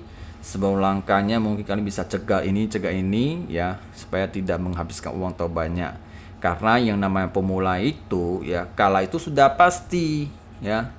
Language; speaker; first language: Indonesian; native; Indonesian